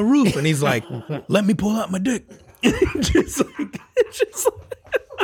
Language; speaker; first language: English; native; English